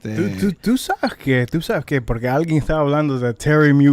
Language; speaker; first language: Spanish; early bilingual, heritage; Spanish